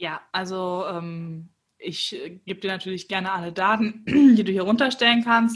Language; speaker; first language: German; native; German